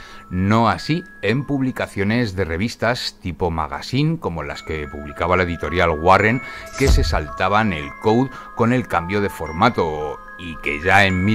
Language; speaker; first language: Spanish; native; Spanish